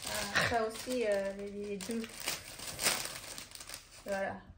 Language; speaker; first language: French; non-native, learner; Japanese